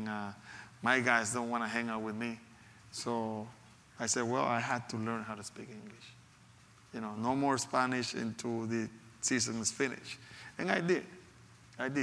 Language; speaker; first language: English; non-native, fluent; Spanish